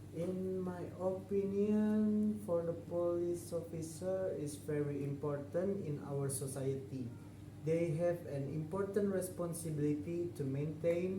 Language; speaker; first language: English; non-native, fluent; Indonesian